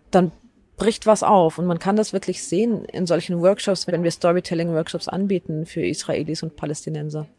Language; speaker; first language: German; native; German